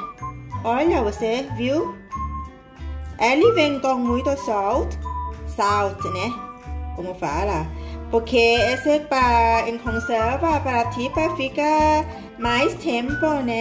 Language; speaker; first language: Portuguese; non-native, learner; Thai